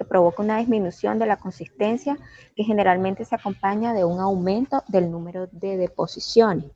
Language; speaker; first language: Spanish; native; Spanish